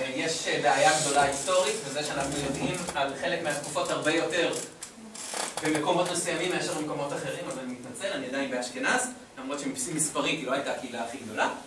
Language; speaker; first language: Hebrew; native; Hebrew